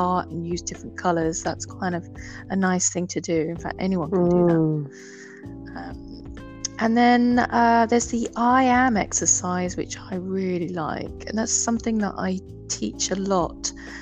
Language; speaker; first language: English; native; English